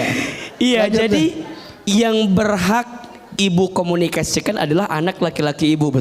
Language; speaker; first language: Indonesian; native; Indonesian